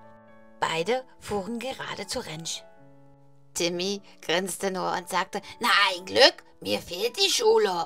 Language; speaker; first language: German; native; German